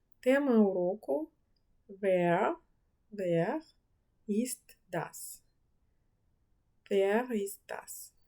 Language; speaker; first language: German; non-native, fluent; Ukrainian